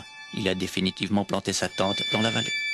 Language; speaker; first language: French; native; French